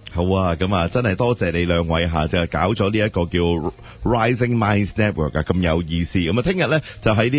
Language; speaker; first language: Cantonese; native; Cantonese